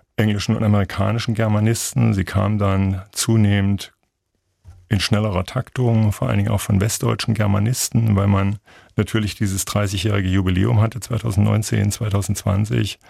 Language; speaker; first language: German; native; German